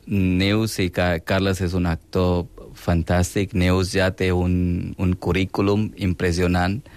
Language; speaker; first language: Catalan; non-native, fluent; Hindi